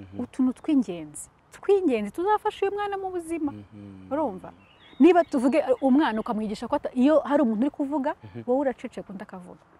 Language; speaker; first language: Kinyarwanda; early bilingual, heritage; Kinyarwanda